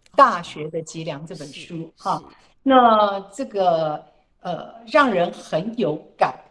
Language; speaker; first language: Chinese; native; Chinese